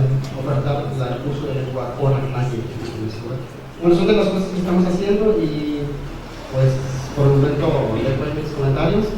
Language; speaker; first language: Spanish; native; Spanish